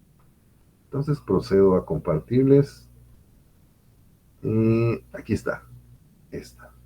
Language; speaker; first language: Spanish; native; Spanish